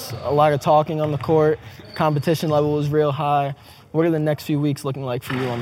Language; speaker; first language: English; native; English